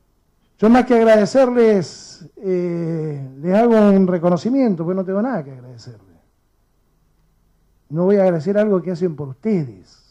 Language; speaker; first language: Spanish; native; Spanish